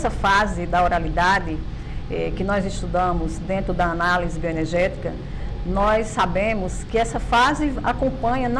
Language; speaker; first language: Portuguese; native; Portuguese